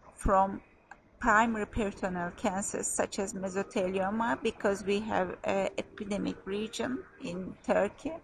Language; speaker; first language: English; non-native, fluent; Turkish